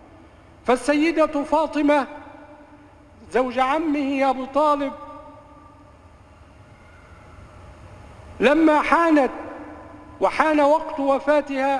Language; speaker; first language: Arabic; native; Arabic